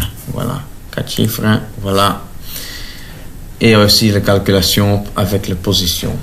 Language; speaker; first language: French; non-native, local second language; Dutch